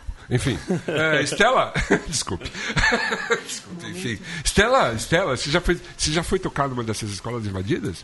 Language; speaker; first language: Portuguese; native; Portuguese